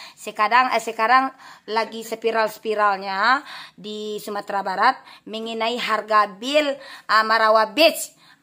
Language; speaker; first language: Malay; non-native, local second language; Minangkabau